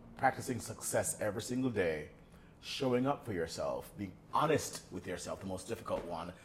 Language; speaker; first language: English; native; English